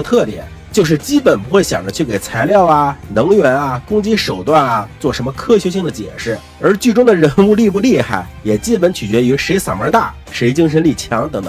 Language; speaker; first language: Chinese; native; Chinese